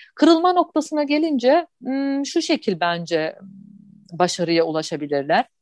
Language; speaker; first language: Turkish; early bilingual, heritage; Turkish